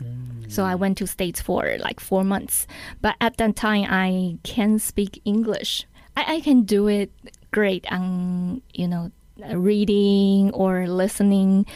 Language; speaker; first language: English; non-native, learner; Chinese